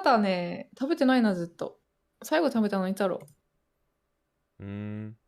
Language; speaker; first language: Japanese; native; Japanese